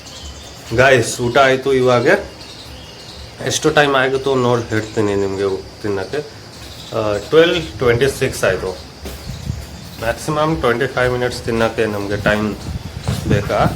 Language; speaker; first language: Kannada; non-native, local second language; Hindi